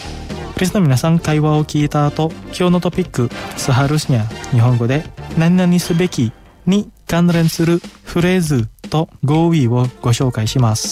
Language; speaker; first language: Japanese; non-native, fluent; Indonesian